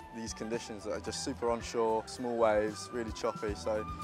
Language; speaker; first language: English; native; English